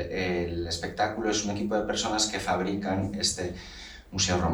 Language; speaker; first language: Spanish; native; Spanish